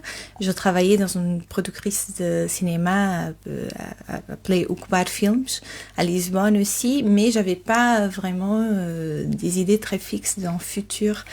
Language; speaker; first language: French; non-native, fluent; Portuguese